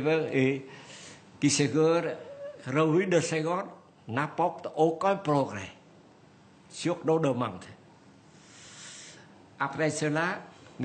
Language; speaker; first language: French; non-native, learner; Vietnamese